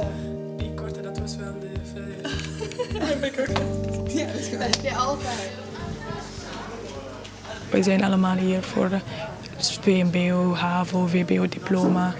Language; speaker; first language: Dutch; non-native, fluent; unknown